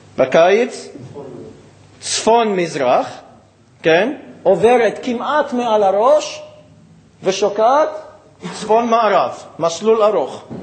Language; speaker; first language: Hebrew; non-native, fluent; English